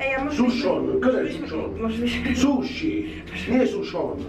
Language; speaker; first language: Polish; non-native, learner; Italian